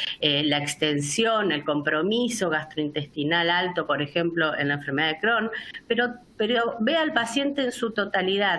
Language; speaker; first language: Spanish; native; Spanish